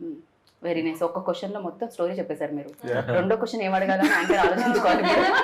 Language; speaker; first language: Telugu; native; Telugu